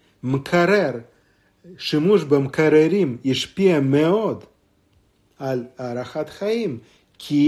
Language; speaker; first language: Hebrew; non-native, fluent; Russian